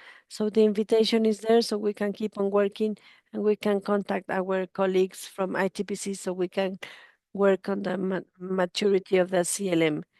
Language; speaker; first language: English; non-native, fluent; Spanish